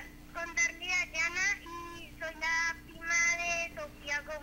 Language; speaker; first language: Spanish; native; Spanish